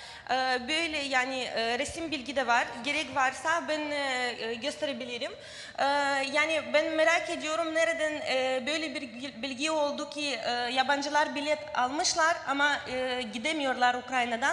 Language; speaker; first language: Turkish; non-native, fluent; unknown